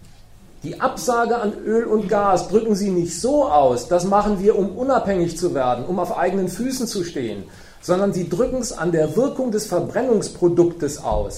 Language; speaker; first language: German; native; German